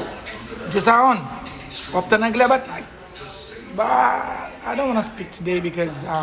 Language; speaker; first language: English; non-native, learner; Haitian Creole